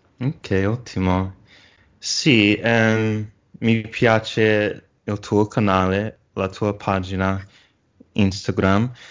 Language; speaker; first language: Italian; non-native, learner; English